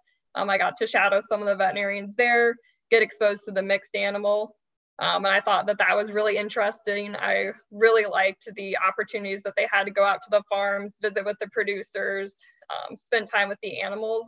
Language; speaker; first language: English; native; English